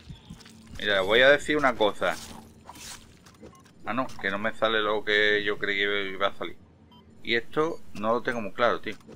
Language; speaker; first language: Spanish; native; Spanish